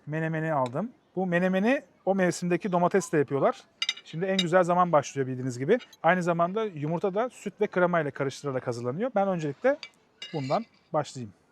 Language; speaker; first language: Turkish; native; Turkish